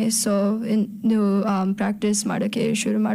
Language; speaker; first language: Kannada; early bilingual, heritage; Kannada